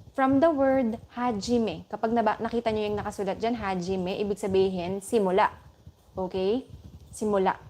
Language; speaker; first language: Filipino; native; Filipino